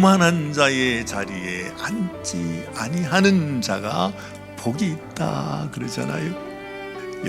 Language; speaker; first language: Korean; native; Korean